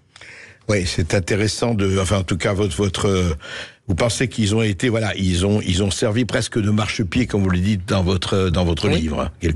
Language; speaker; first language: French; native; French